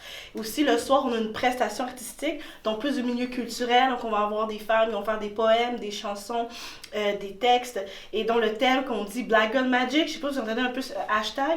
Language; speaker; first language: French; native; French